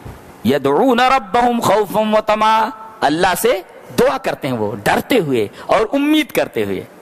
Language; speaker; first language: Urdu; native; Urdu